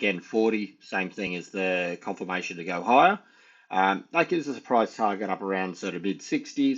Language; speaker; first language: English; native; English